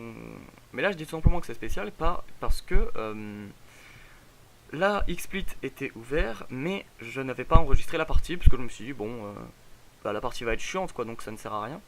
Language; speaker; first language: French; native; French